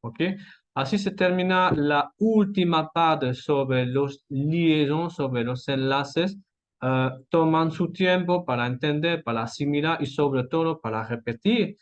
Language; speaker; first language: Spanish; non-native, fluent; French